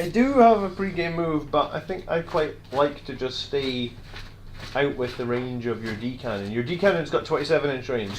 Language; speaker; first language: English; native; English